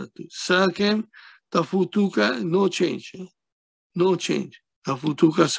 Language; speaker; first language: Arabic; non-native, fluent; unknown